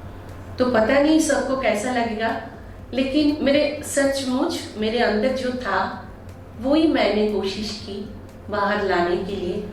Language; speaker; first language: Hindi; non-native, local second language; Bangla